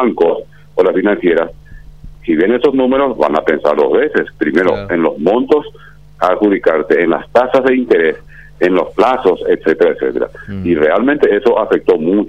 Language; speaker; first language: Spanish; native; Spanish